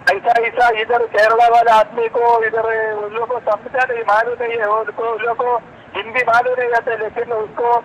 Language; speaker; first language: Hindi; non-native, local second language; Malayalam